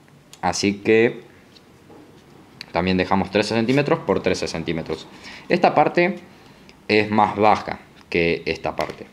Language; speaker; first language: Spanish; native; Spanish